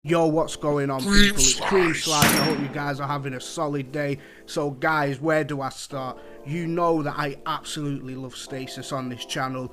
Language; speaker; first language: English; native; English